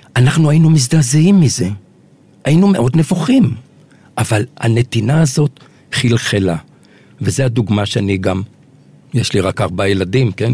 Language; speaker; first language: Hebrew; early bilingual, other home language; Arabic